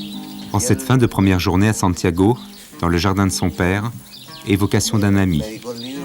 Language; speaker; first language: French; native; French